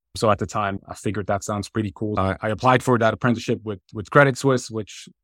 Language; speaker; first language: English; non-native, fluent; German